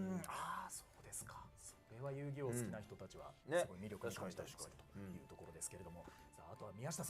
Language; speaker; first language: Japanese; native; Japanese